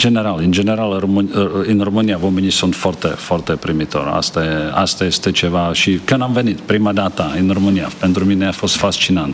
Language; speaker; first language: Romanian; non-native, learner; Czech